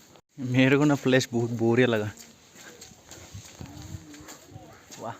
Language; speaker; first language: Hindi; non-native, local second language; Assamese